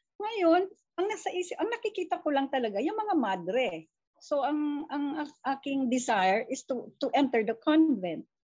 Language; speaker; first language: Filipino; non-native, local second language; Cebuano